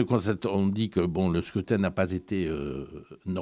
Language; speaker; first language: French; native; French